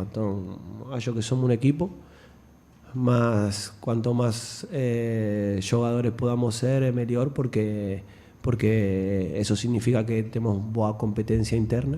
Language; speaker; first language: Portuguese; non-native, fluent; Spanish